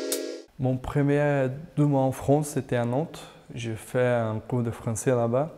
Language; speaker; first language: French; non-native, fluent; Portuguese